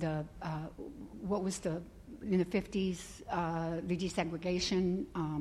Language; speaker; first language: English; native; English